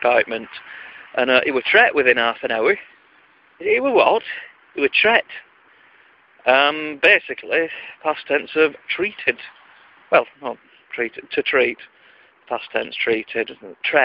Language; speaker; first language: English; native; English